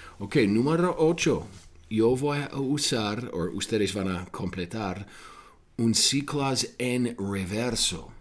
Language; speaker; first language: Spanish; non-native, fluent; English